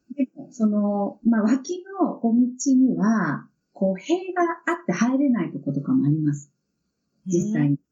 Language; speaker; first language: Japanese; native; Japanese